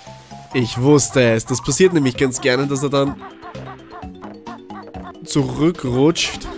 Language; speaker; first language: German; native; German